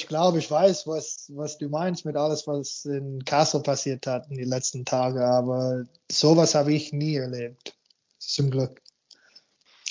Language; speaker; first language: German; non-native, fluent; English